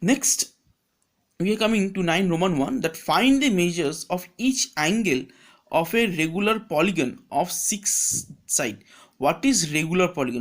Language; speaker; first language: English; non-native, local second language; Bangla